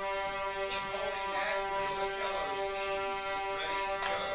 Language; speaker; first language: English; native; English